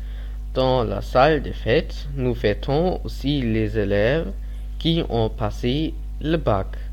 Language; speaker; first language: French; non-native, learner; German